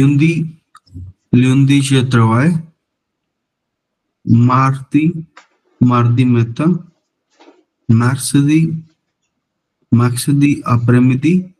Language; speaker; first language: French; non-native, learner; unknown